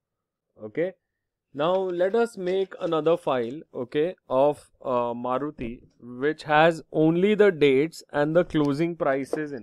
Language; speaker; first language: English; non-native, local second language; Hindi